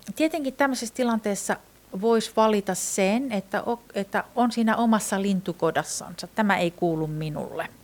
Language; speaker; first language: Finnish; non-native, fluent; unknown